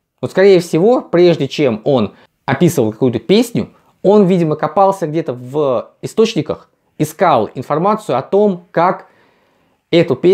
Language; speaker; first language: Russian; native; Russian